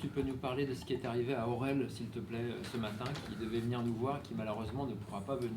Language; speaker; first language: French; native; French